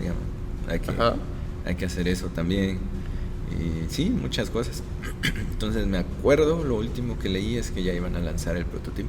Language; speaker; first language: Spanish; native; Spanish